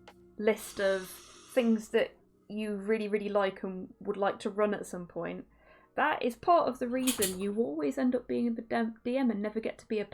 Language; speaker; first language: English; native; English